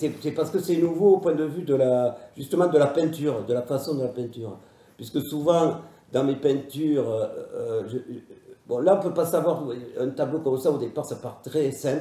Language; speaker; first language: French; native; French